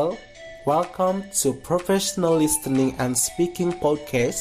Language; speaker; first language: English; non-native, fluent; Indonesian